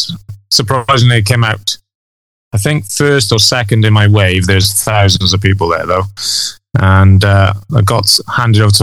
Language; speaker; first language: English; native; English